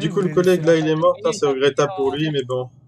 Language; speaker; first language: French; native; French